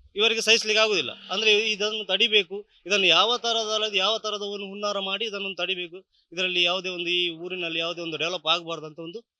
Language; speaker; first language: Kannada; native; Kannada